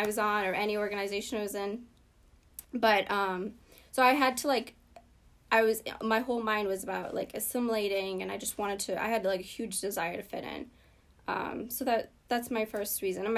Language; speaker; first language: English; early bilingual, other home language; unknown